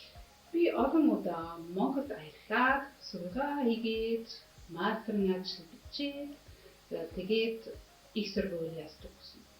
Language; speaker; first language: Mongolian; non-native, fluent; German